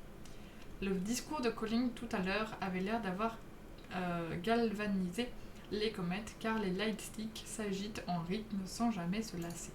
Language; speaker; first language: French; native; French